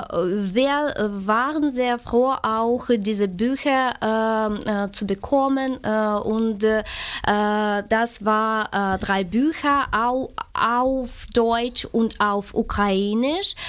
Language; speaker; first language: German; non-native, fluent; Ukrainian